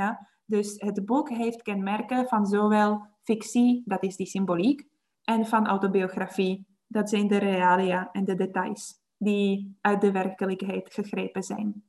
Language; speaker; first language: Dutch; non-native, fluent; Czech